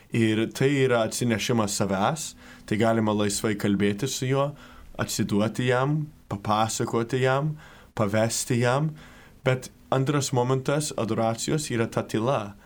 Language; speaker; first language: Lithuanian; early bilingual, heritage; Lithuanian